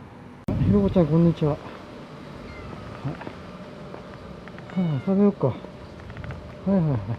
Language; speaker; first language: Japanese; native; Japanese